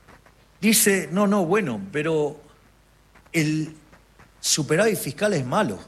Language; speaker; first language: Spanish; native; Spanish